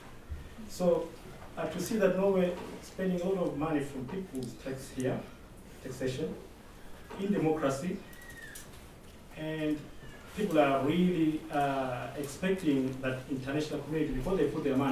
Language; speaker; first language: English; non-native, local second language; Swahili